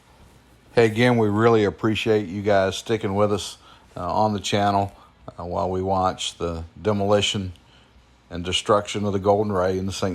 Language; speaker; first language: English; native; English